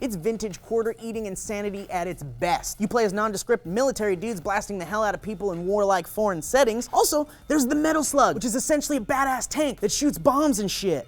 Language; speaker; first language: English; native; English